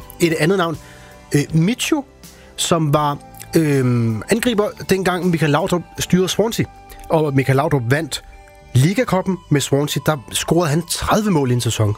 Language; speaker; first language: Danish; native; Danish